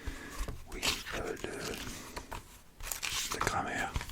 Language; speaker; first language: French; non-native, learner; English